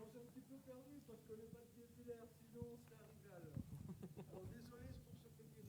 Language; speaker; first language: French; native; French